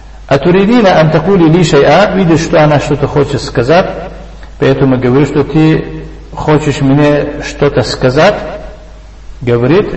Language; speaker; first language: Arabic; non-native, fluent; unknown